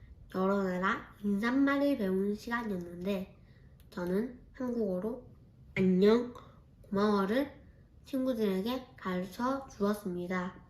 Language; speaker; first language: Korean; early bilingual, heritage; Korean